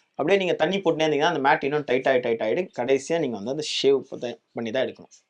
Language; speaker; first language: Tamil; native; Tamil